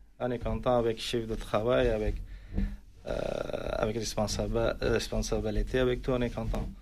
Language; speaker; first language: French; non-native, learner; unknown